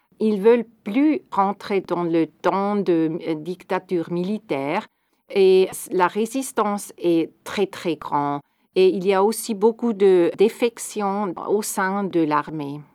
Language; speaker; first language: French; non-native, fluent; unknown